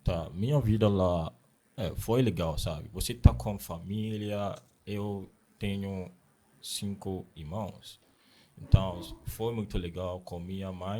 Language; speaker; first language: Portuguese; non-native, learner; Akan